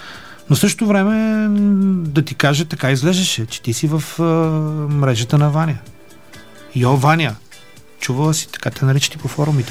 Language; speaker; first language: Bulgarian; native; Bulgarian